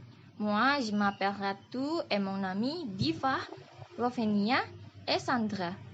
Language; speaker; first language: French; non-native, learner; Indonesian